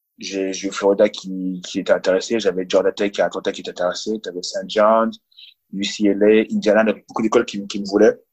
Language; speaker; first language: French; early bilingual, other home language; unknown